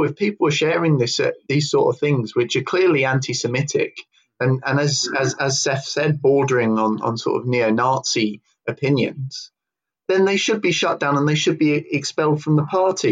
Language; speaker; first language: English; native; English